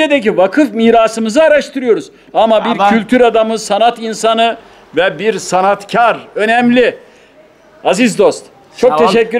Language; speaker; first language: Turkish; native; Turkish